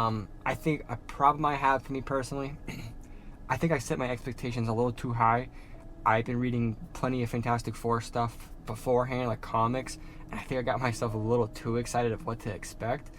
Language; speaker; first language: English; native; English